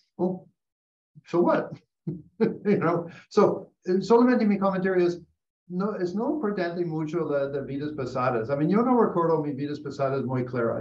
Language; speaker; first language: Spanish; non-native, learner; English